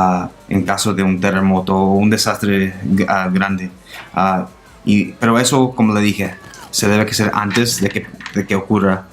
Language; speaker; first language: Spanish; non-native, local second language; English